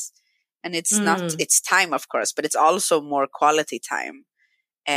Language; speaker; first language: English; non-native, fluent; Swedish